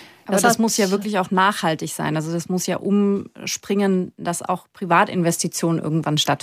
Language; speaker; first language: German; native; German